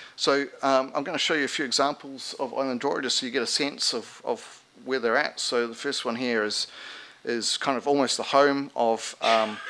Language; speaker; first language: English; native; English